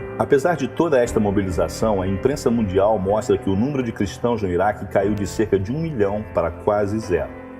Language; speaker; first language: Portuguese; native; Portuguese